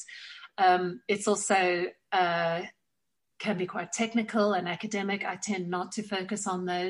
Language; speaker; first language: English; native; English